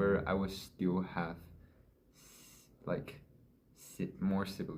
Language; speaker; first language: English; non-native, fluent; Chinese